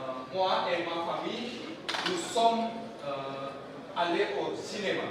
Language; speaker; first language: French; non-native, learner; Indonesian